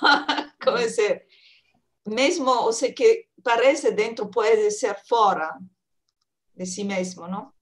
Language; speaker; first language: Portuguese; non-native, learner; French